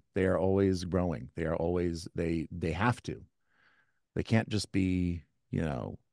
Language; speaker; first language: English; native; English